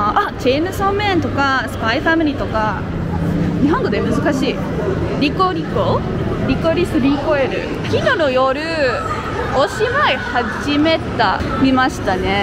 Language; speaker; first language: Japanese; non-native, learner; English